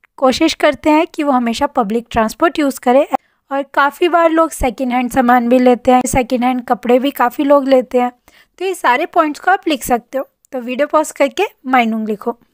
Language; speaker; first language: Hindi; native; Hindi